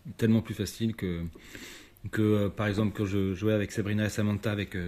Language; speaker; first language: French; native; French